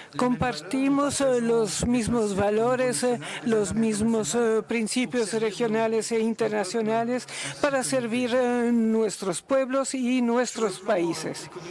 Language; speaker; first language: Spanish; non-native, learner; Luxembourgish